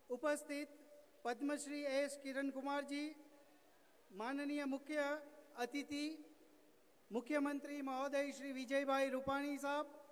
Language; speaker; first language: Hindi; non-native, local second language; Gujarati